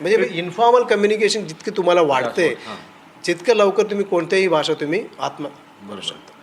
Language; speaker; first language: Marathi; non-native, local second language; Tamil